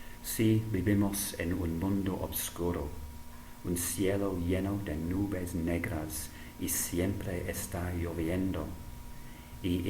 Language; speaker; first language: Spanish; non-native, fluent; English